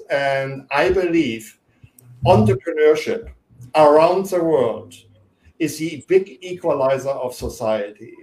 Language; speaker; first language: English; non-native, fluent; German